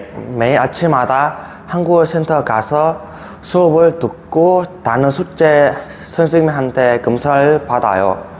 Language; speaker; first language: Korean; non-native, learner; Vietnamese